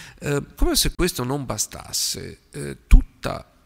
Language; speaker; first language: Italian; native; Italian